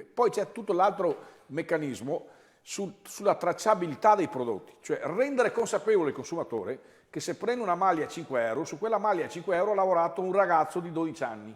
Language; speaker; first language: Italian; native; Italian